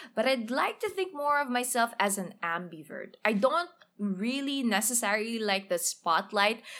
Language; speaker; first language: English; non-native, local second language; Filipino